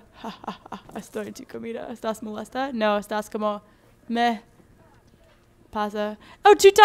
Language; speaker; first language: Spanish; non-native, learner; English